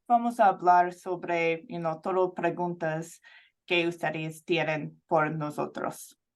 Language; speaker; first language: Spanish; non-native, fluent; English